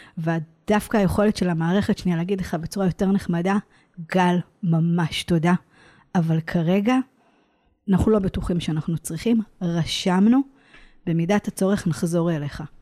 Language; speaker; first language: Hebrew; native; Hebrew